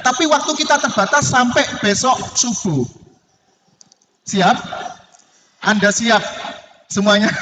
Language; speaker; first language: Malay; non-native, local second language; Javanese